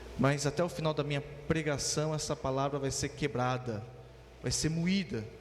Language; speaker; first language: Portuguese; native; Portuguese